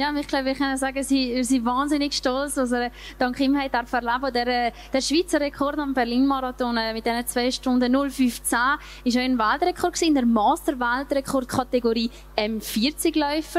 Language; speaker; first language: German; native; German